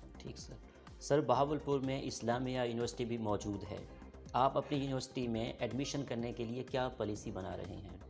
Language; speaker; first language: Urdu; native; Urdu